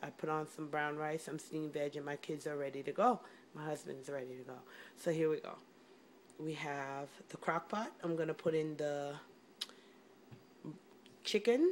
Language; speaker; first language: English; native; English